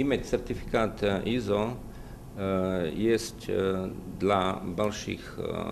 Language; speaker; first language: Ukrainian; non-native, learner; Slovak